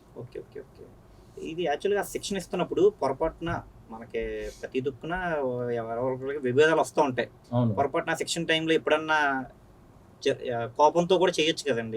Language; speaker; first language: Telugu; native; Telugu